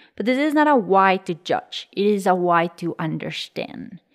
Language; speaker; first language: English; early bilingual, other home language; Spanish